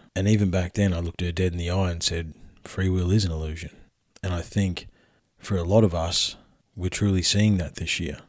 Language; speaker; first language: English; native; English